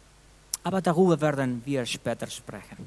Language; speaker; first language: German; non-native, fluent; Spanish